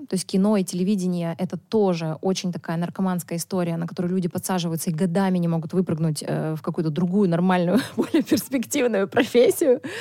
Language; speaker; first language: Russian; native; Russian